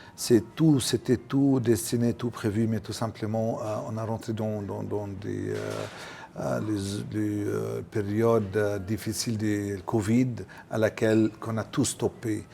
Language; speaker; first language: French; non-native, local second language; Arabic